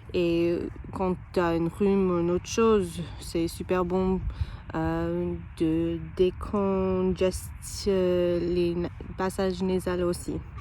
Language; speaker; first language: French; non-native, learner; English